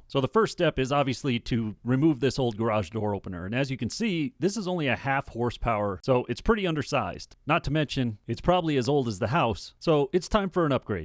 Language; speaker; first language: English; native; English